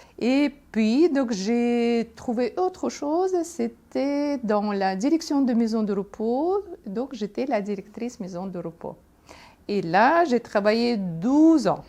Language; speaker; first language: French; non-native, fluent; Russian